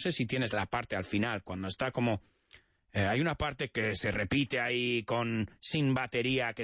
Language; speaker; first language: Spanish; early bilingual, other home language; English